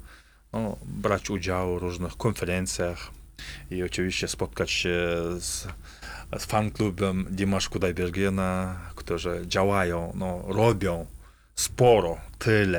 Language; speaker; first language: Polish; non-native, fluent; Kazakh